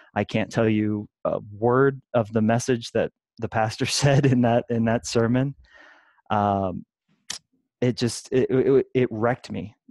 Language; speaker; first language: English; native; English